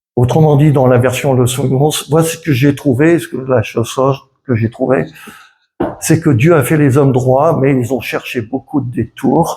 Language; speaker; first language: French; native; French